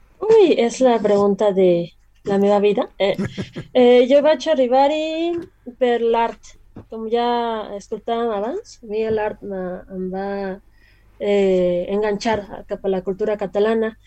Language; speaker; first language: Catalan; non-native, learner; Spanish